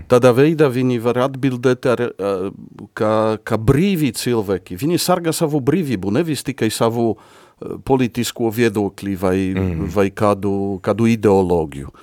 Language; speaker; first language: Latvian; non-native, fluent; Polish